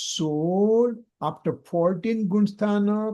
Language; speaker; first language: English; non-native, local second language; Gujarati